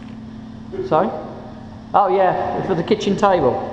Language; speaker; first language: English; native; English